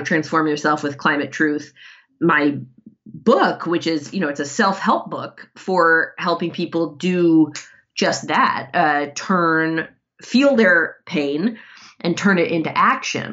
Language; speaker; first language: English; native; English